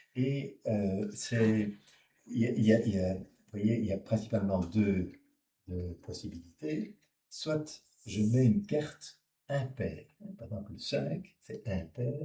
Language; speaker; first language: French; native; French